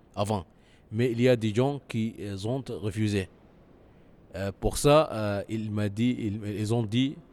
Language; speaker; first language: French; non-native, learner; Arabic